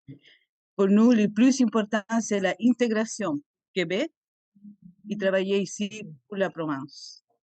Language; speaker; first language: French; non-native, fluent; Spanish